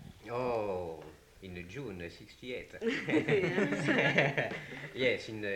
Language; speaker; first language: English; non-native, learner; French